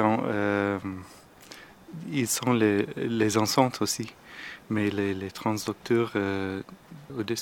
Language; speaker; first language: French; non-native, learner; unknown